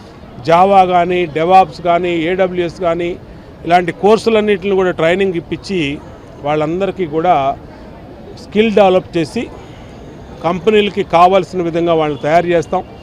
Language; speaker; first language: Telugu; native; Telugu